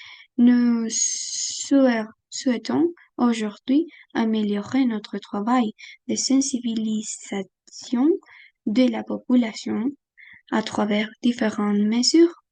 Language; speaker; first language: French; non-native, fluent; Spanish